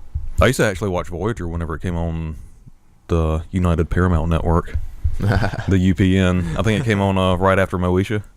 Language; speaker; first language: English; native; English